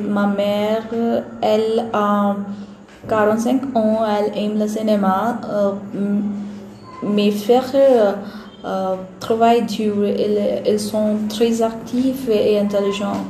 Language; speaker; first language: French; non-native, learner; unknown